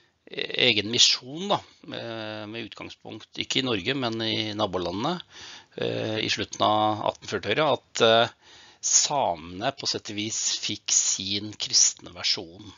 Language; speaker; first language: Norwegian; native; Norwegian